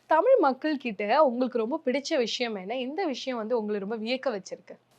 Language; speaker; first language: Tamil; native; Tamil